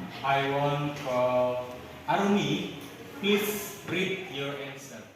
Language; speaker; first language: English; non-native, learner; Indonesian